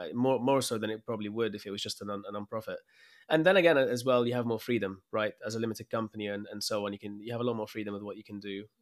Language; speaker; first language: English; early bilingual, other home language; Arabic